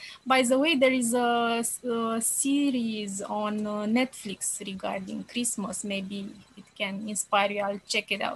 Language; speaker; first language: English; non-native, fluent; Romanian